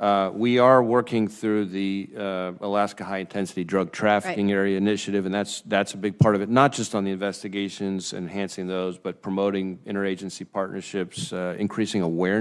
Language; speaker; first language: English; native; English